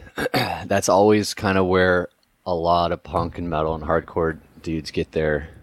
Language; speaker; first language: English; native; English